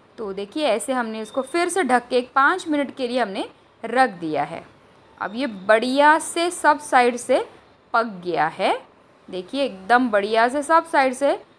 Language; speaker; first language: Hindi; non-native, local second language; Marathi